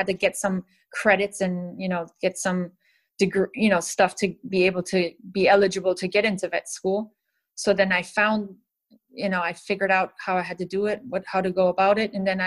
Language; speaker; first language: English; native; English